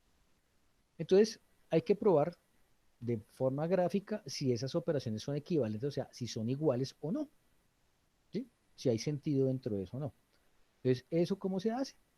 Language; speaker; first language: Spanish; native; Spanish